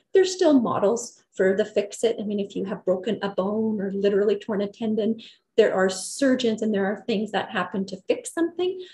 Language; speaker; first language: English; native; English